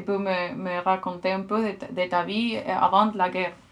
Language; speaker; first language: French; non-native, learner; Spanish